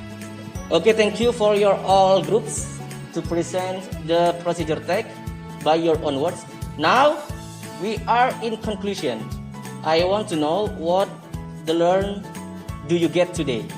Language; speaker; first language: English; non-native, learner; Indonesian